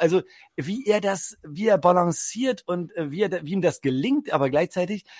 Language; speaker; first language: German; native; German